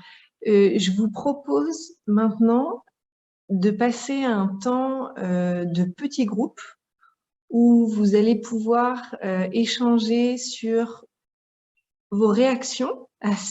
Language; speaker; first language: French; native; French